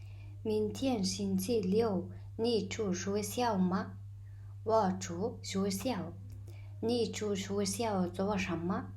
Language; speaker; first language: Chinese; non-native, fluent; Mongolian